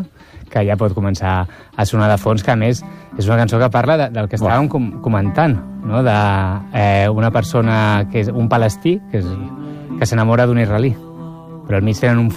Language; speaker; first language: Catalan; native; Catalan